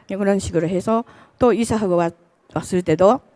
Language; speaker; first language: Korean; non-native, fluent; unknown